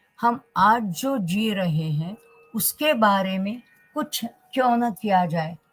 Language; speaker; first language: Hindi; non-native, local second language; Marathi